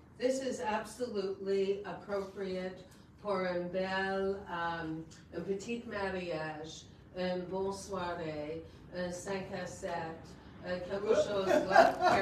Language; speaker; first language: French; non-native, local second language; English